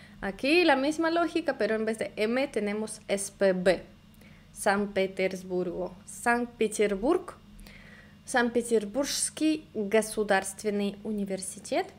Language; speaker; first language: Spanish; non-native, fluent; Russian